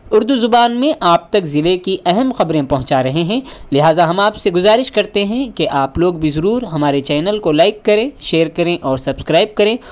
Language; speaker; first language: Urdu; native; Urdu